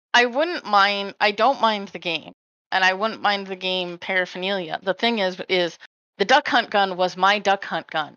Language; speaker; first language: English; native; English